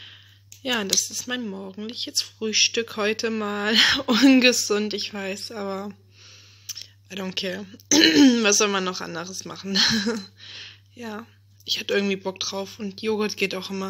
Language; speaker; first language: German; native; German